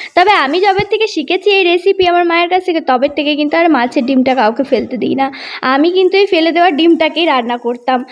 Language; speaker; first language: Bangla; non-native, local second language; Santali